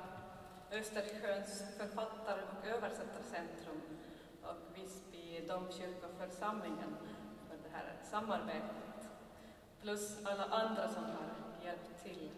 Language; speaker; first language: Swedish; non-native, fluent; Estonian